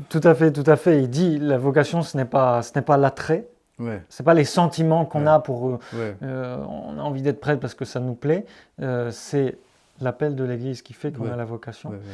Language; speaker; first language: French; native; French